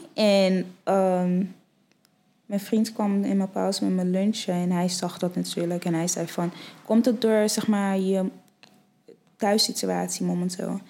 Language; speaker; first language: Dutch; early bilingual, other home language; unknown